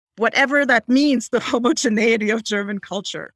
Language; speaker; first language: English; non-native, fluent; German